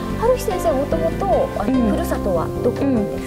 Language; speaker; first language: Japanese; native; Japanese